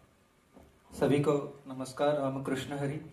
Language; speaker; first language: Hindi; non-native, local second language; Marathi